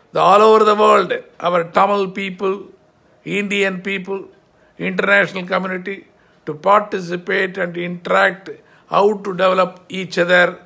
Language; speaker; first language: English; non-native, local second language; Tamil